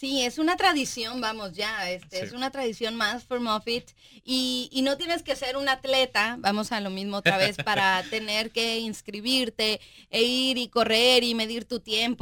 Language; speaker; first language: Spanish; native; Spanish